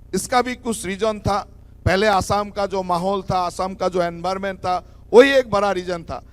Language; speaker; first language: Hindi; non-native, local second language; Assamese